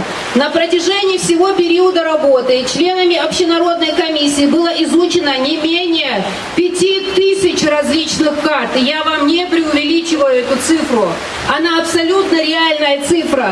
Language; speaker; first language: Russian; non-native, local second language; Ingush